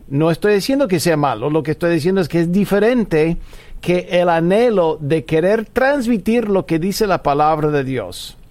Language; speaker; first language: Spanish; non-native, fluent; English